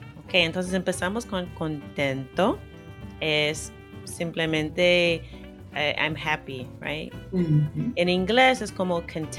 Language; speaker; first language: Spanish; non-native, fluent; English